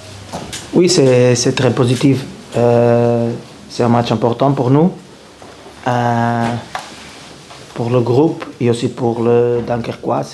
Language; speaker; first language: French; non-native, learner; Portuguese